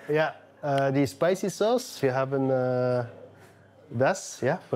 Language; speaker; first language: German; non-native, learner; Dutch